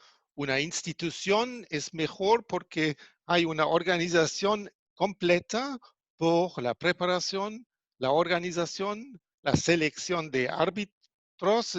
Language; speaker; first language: Spanish; non-native, fluent; German